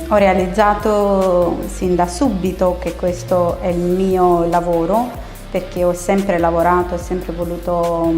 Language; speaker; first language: Italian; non-native, fluent; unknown